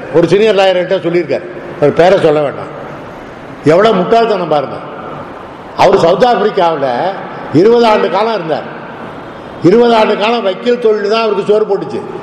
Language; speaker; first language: Tamil; native; Tamil